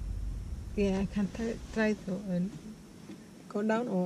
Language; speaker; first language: English; non-native, learner; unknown